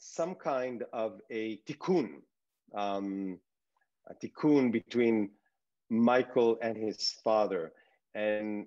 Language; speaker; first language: English; early bilingual, other home language; Hebrew